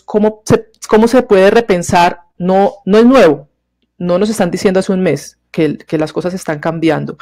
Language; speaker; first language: Spanish; native; Spanish